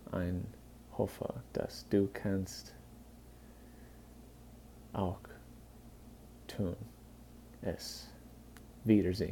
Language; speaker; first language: German; non-native, learner; English